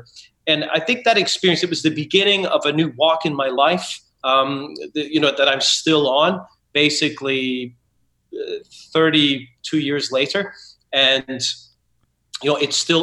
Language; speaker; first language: English; native; English